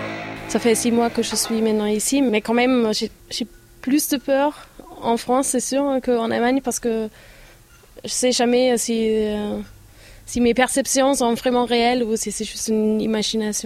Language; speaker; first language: French; non-native, fluent; German